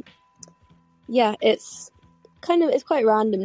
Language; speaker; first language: English; native; English